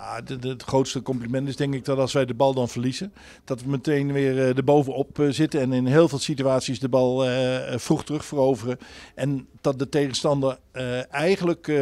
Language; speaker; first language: Dutch; native; Dutch